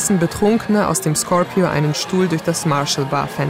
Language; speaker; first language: German; native; German